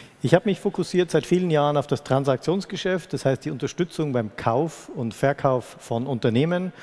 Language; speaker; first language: German; native; German